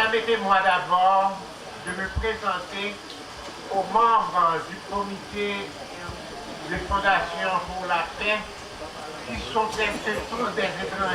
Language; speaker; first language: French; non-native, local second language; Haitian Creole